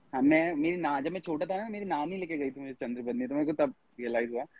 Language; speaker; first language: Hindi; native; Hindi